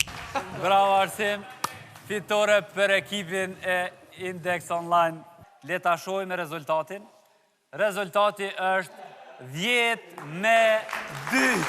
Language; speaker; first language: Albanian; native; Albanian